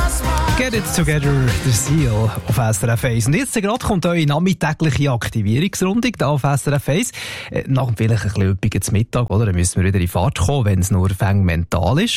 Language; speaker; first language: German; native; German